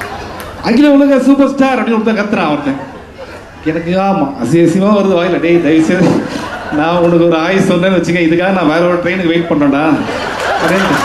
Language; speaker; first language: Tamil; native; Tamil